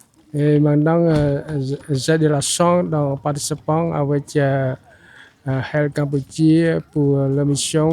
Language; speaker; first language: French; non-native, learner; Khmer